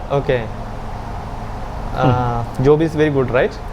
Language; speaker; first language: English; non-native, local second language; Malayalam